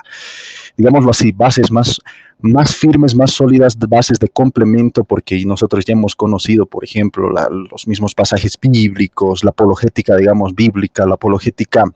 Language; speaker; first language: Spanish; native; Spanish